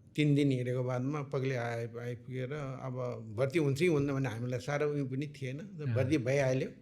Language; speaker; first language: Nepali; non-native, local second language; Gurung